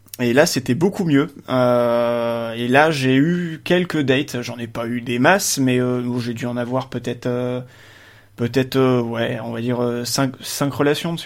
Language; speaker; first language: French; native; French